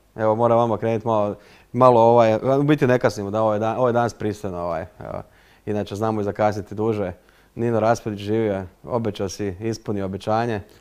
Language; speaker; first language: Croatian; native; Croatian